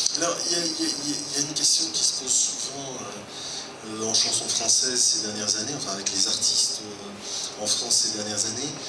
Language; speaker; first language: French; native; French